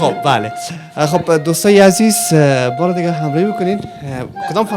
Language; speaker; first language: Persian; native; Persian